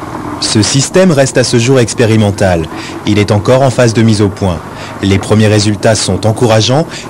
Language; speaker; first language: French; native; French